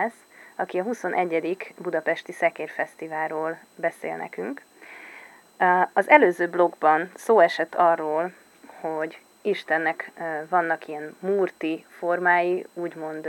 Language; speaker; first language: Hungarian; native; Hungarian